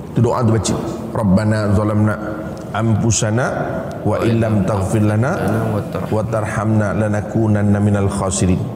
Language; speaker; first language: Malay; native; Malay